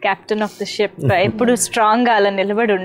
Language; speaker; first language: Telugu; native; Telugu